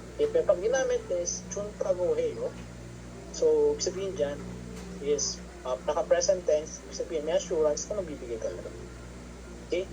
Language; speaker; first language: Filipino; non-native, local second language; Pampanga